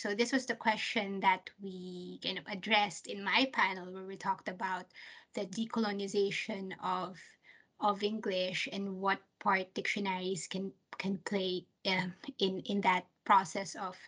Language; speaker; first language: English; non-native, local second language; Filipino